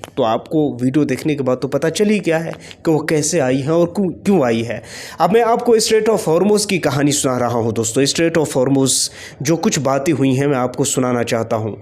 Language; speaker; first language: Hindi; native; Hindi